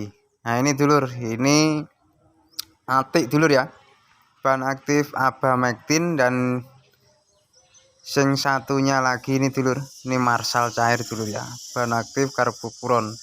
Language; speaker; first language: Indonesian; non-native, local second language; Javanese